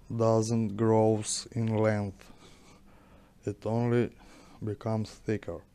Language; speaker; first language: English; non-native, fluent; Ukrainian